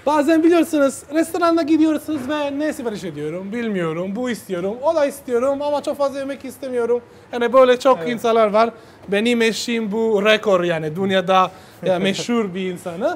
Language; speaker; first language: Turkish; non-native, learner; Italian